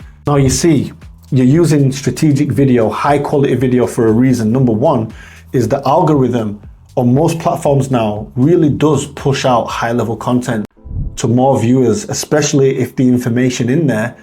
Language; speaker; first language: English; native; English